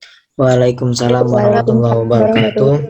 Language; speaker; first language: Malay; native; Malay